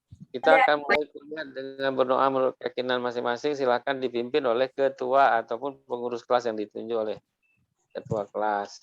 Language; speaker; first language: Indonesian; native; Indonesian